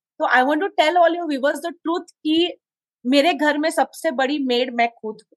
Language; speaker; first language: Hindi; non-native, local second language; Konkani